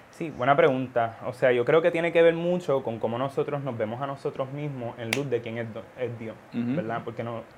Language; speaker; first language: Spanish; early bilingual, heritage; Spanish